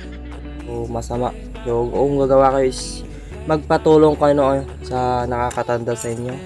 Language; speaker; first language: Filipino; native; Filipino